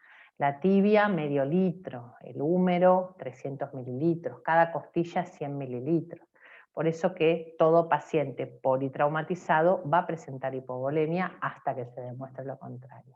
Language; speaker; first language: Spanish; native; Spanish